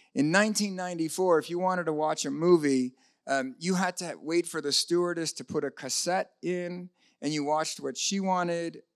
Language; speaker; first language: English; native; English